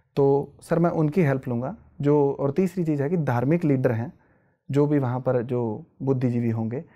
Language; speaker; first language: Hindi; native; Hindi